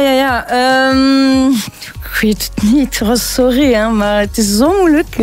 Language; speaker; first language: Dutch; non-native, local second language; French